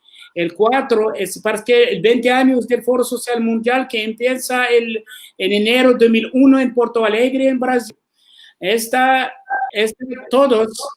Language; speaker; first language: Spanish; non-native, learner; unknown